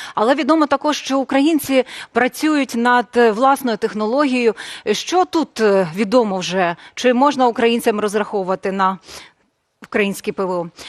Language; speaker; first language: Ukrainian; native; Ukrainian